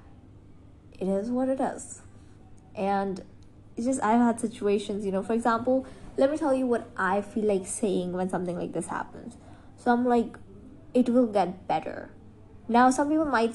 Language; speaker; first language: English; non-native, local second language; Hindi